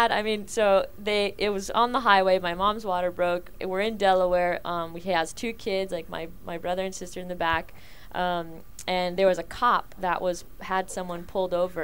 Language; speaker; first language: English; early bilingual, other home language; Spanish